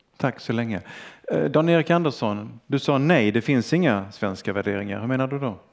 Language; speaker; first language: Swedish; native; Swedish